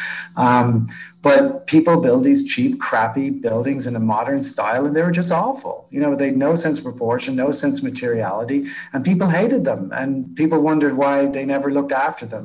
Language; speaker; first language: English; native; English